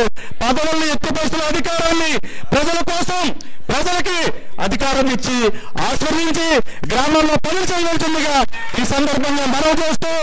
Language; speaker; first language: Telugu; native; Telugu